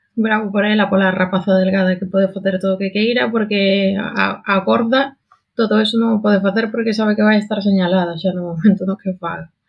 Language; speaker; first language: Galician; non-native, local second language; Spanish